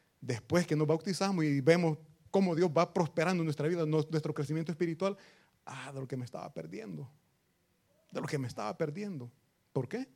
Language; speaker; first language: Spanish; native; Spanish